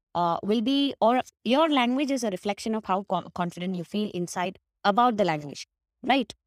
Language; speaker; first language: English; non-native, local second language; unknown